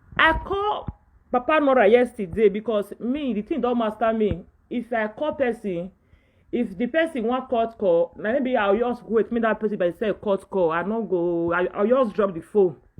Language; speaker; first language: Nigerian Pidgin; non-native, local second language; Yoruba